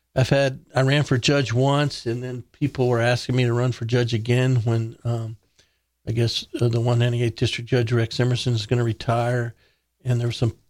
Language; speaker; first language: English; native; English